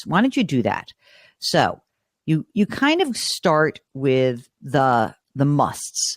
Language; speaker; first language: English; native; English